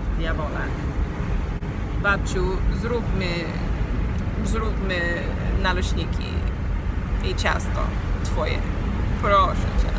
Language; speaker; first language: Polish; non-native, fluent; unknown